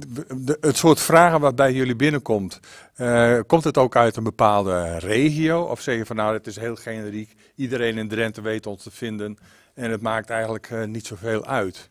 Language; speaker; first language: Dutch; native; Dutch